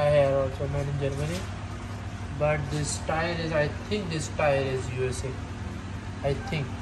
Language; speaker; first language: English; non-native, learner; Filipino